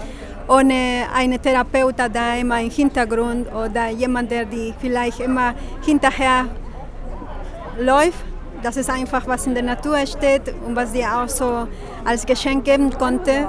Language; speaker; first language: German; non-native, fluent; Spanish